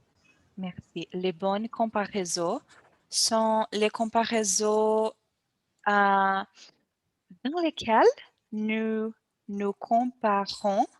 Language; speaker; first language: French; non-native, learner; Portuguese